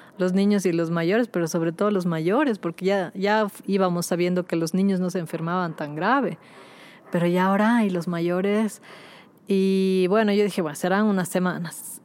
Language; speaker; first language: Spanish; native; Spanish